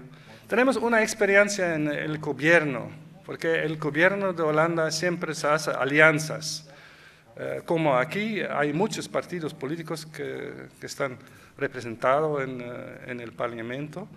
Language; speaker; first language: Spanish; non-native, fluent; Dutch